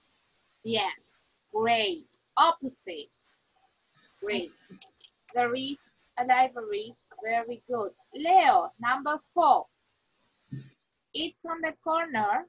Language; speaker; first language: English; non-native, fluent; Spanish